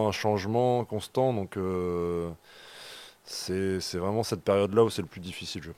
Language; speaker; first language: French; native; French